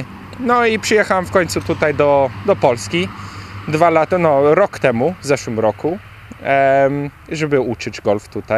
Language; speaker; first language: Polish; early bilingual, heritage; Polish